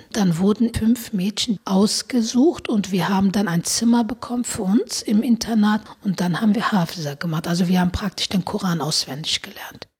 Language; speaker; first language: German; non-native, fluent; Turkish